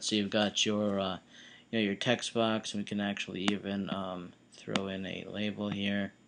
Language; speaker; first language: English; native; English